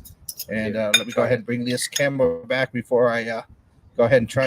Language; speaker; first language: English; native; English